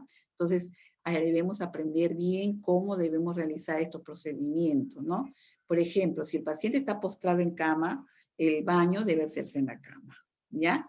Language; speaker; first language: Spanish; native; Spanish